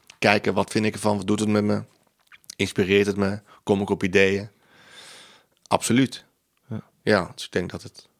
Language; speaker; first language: Dutch; native; Dutch